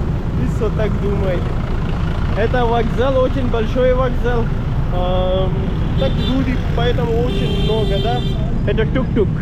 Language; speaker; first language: Russian; non-native, learner; Pashto